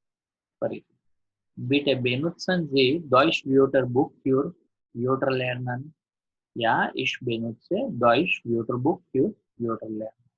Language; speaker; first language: German; non-native, learner; Gujarati